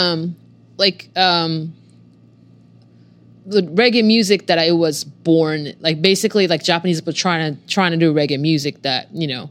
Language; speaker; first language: English; non-native, fluent; Japanese